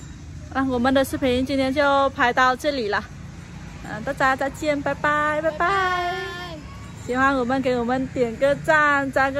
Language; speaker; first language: Chinese; non-native, fluent; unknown